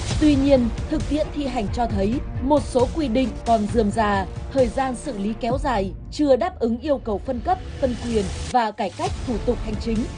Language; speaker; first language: Vietnamese; native; Vietnamese